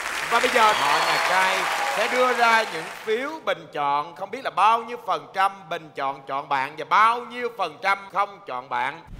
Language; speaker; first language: Vietnamese; native; Vietnamese